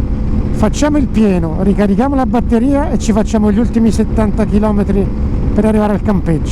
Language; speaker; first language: Italian; native; Italian